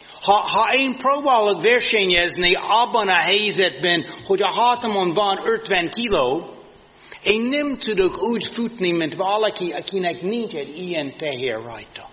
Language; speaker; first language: Hungarian; non-native, learner; English